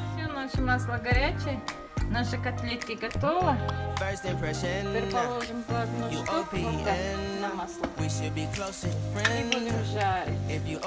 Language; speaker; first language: Russian; non-native, learner; Tajik